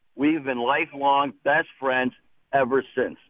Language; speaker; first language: English; native; English